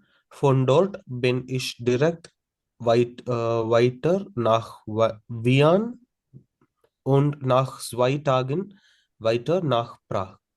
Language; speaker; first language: German; non-native, learner; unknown